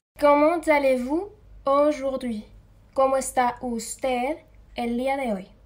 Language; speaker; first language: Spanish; native; Spanish